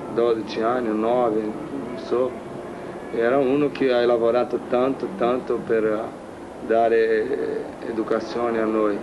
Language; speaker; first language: Italian; non-native, fluent; Portuguese